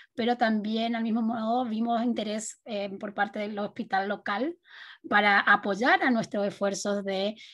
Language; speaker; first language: Spanish; native; Spanish